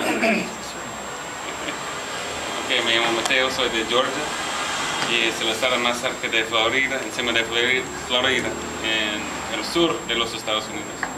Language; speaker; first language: Spanish; non-native, learner; English